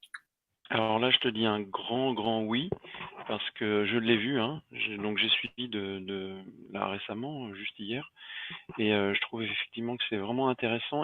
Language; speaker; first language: French; native; French